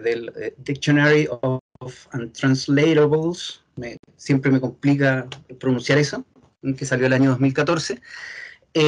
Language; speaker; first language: Spanish; native; Spanish